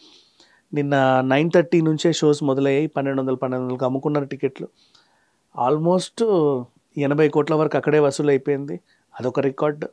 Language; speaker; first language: Telugu; native; Telugu